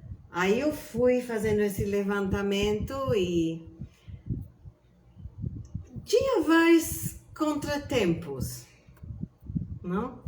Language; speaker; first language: Portuguese; non-native, fluent; English